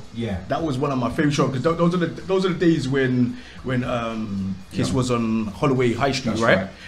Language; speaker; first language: English; native; English